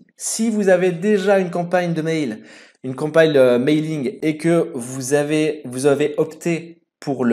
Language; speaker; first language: French; native; French